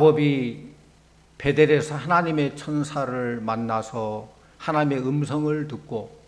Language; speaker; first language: Korean; native; Korean